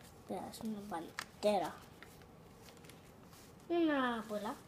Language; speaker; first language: Spanish; early bilingual, heritage; Spanish